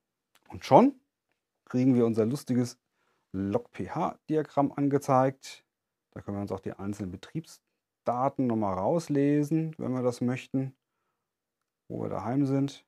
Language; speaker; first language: German; native; German